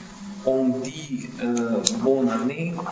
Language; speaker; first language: French; non-native, learner; Russian